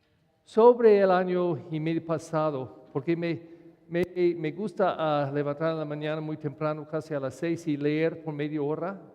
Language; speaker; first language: Spanish; non-native, fluent; English